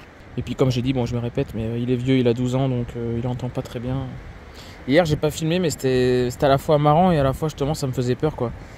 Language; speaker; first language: French; native; French